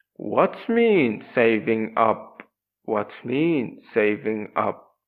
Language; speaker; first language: English; non-native, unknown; Arabic